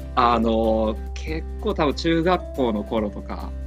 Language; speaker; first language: Japanese; early bilingual, heritage; Japanese